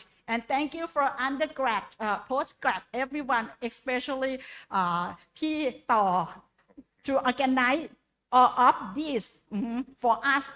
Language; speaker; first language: English; non-native, learner; Indonesian